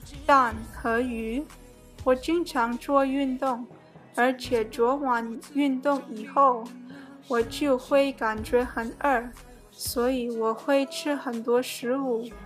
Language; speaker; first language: Chinese; early bilingual, heritage; Chinese